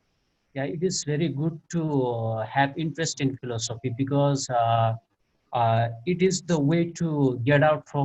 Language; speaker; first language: English; non-native, fluent; Nepali